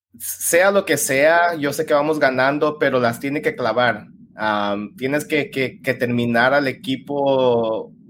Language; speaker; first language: Spanish; early bilingual, heritage; Spanish